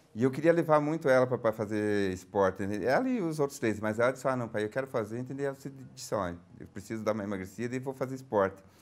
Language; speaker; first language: Portuguese; native; Portuguese